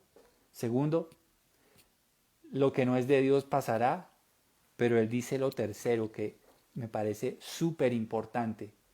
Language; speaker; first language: Spanish; native; Spanish